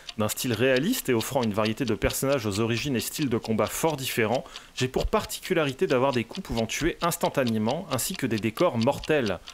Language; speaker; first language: French; native; French